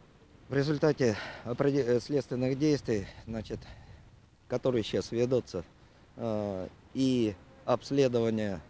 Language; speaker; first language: Russian; native; Russian